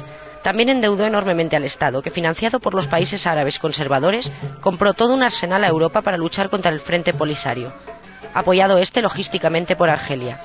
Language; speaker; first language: Spanish; native; Spanish